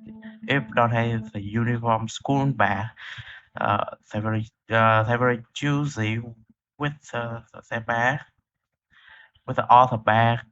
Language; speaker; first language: English; non-native, learner; Vietnamese